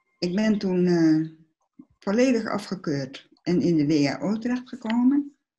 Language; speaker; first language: Dutch; early bilingual, other home language; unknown